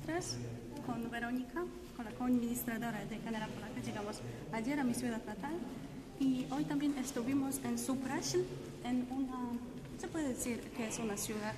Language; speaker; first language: Spanish; non-native, fluent; Polish